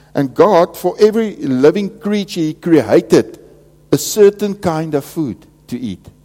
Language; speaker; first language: English; non-native, local second language; Afrikaans